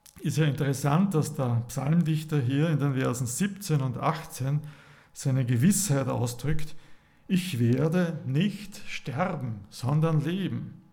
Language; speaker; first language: German; native; German